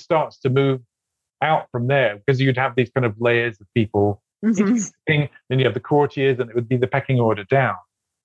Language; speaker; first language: English; native; English